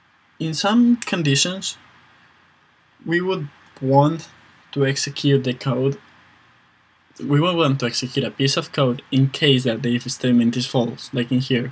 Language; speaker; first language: English; non-native, fluent; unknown